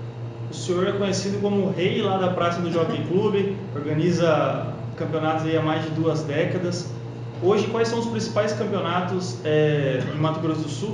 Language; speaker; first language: Portuguese; native; Portuguese